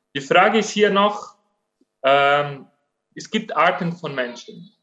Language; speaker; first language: German; non-native, fluent; Portuguese